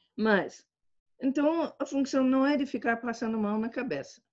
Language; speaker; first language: Portuguese; non-native, fluent; English